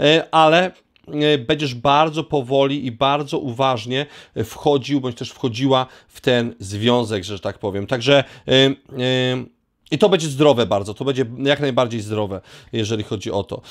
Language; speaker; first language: Polish; native; Polish